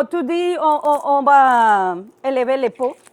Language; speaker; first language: French; non-native, learner; Spanish